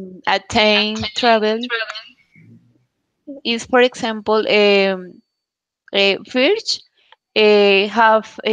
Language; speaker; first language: English; non-native, learner; Spanish